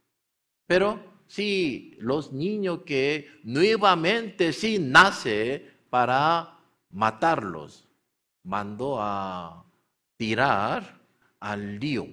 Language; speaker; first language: Spanish; non-native, learner; Korean